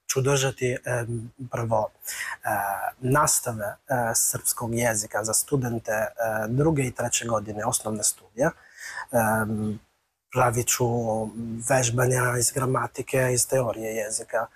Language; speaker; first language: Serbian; non-native, fluent; Italian